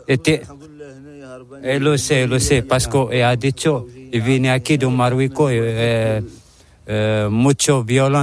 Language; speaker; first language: Spanish; non-native, learner; Arabic